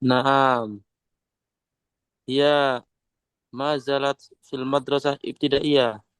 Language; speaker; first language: Arabic; non-native, learner; Indonesian